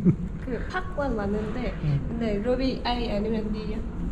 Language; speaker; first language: Korean; non-native, learner; Vietnamese